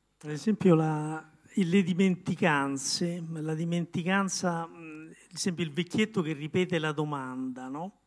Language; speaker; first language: Italian; native; Italian